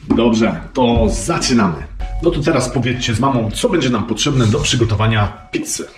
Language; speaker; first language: Polish; native; Polish